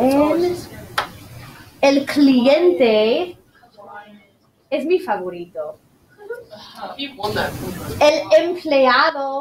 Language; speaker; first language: Spanish; non-native, fluent; English